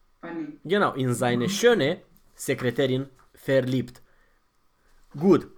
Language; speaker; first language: German; non-native, fluent; Romanian